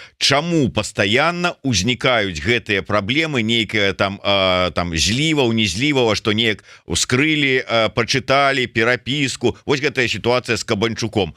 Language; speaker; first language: Belarusian; native; Belarusian